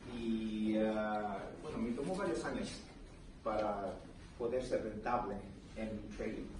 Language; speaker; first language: Spanish; early bilingual, heritage; Spanish